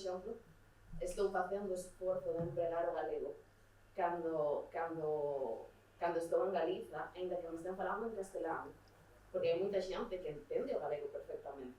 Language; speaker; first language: Galician; non-native, local second language; Spanish